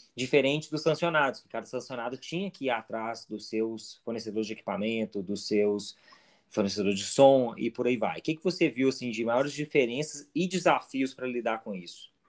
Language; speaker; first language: Portuguese; native; Portuguese